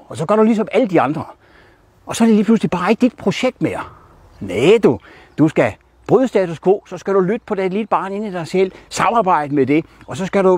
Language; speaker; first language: Danish; native; Danish